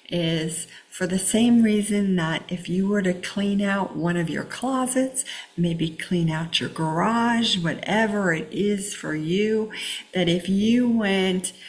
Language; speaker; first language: English; native; English